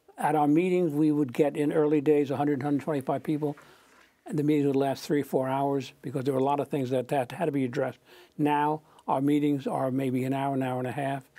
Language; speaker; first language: English; native; English